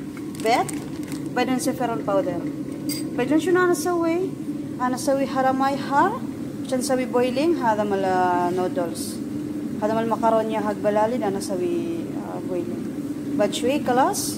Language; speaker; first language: Arabic; non-native, learner; Filipino